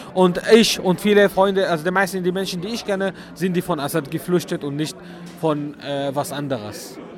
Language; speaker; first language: German; non-native, fluent; Arabic